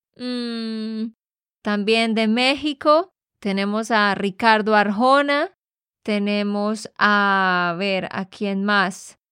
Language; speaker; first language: Spanish; native; Spanish